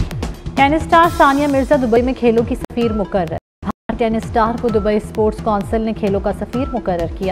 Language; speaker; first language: Urdu; native; Urdu